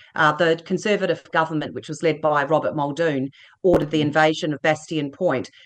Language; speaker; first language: English; native; English